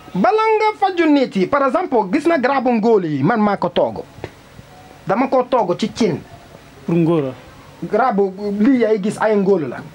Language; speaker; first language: Wolof; non-native, learner; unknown